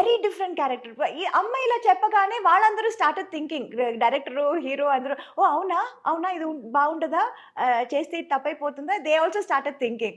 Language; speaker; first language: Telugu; non-native, fluent; Tamil